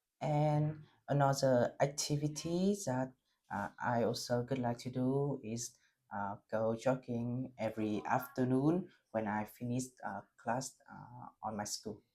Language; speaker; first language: English; non-native, learner; Vietnamese